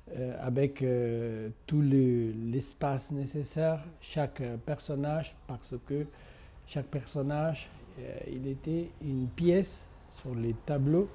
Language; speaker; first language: French; non-native, fluent; Spanish